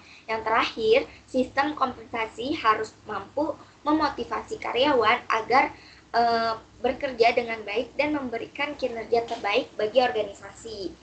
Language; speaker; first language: Indonesian; native; Indonesian